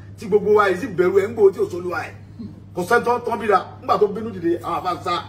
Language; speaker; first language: Yoruba; native; Yoruba